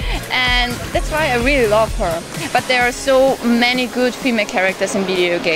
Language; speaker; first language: English; non-native, fluent; German